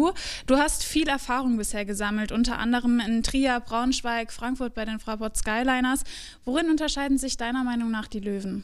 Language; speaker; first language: German; native; German